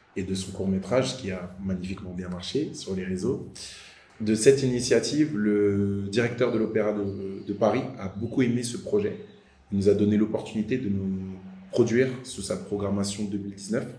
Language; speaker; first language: French; native; French